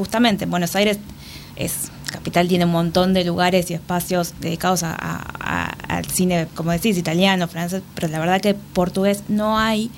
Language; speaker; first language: Spanish; native; Spanish